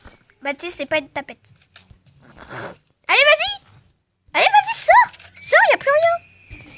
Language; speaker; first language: French; native; French